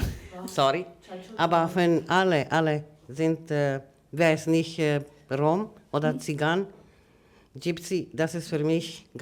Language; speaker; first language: German; non-native, learner; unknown